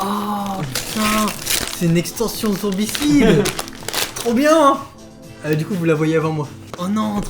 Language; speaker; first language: French; native; French